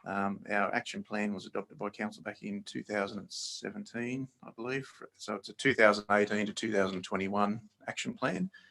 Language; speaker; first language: English; native; English